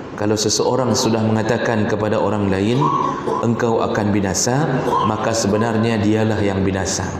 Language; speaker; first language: Malay; non-native, local second language; Achinese